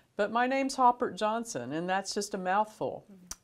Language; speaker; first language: English; native; English